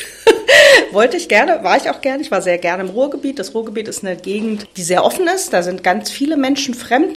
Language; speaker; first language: German; native; German